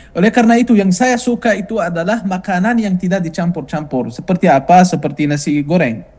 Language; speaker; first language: Indonesian; non-native, fluent; Arabic